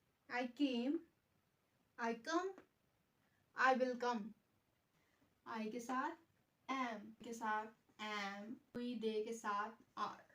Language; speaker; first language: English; non-native, local second language; Hindi